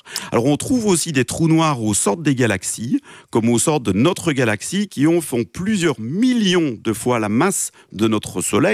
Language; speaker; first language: French; native; French